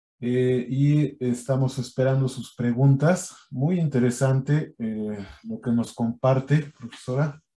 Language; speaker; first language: Spanish; native; Spanish